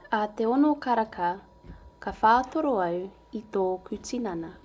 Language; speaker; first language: Māori; non-native, local second language; English